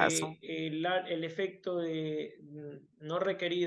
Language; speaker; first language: Spanish; native; Spanish